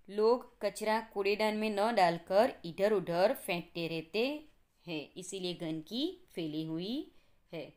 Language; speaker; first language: Hindi; non-native, local second language; Gujarati